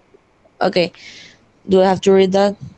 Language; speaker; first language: English; non-native, learner; Spanish